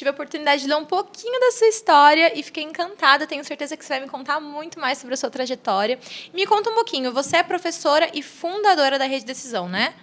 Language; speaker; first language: Portuguese; native; Portuguese